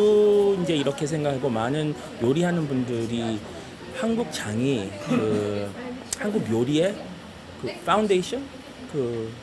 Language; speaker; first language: Korean; early bilingual, heritage; Korean